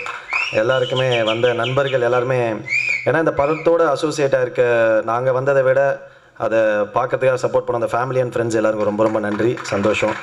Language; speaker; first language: Tamil; native; Tamil